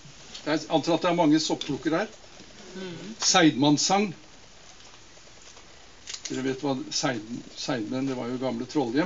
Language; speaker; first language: Norwegian; native; Norwegian